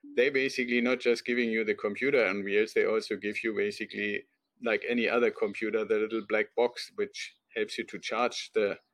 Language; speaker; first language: English; non-native, fluent; German